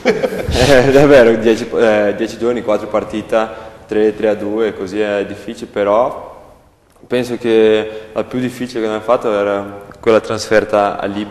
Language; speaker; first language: Italian; non-native, learner; Portuguese